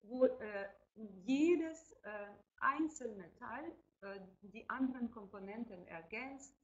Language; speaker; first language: German; non-native, fluent; Ukrainian